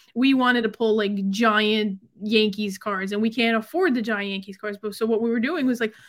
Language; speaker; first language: English; native; English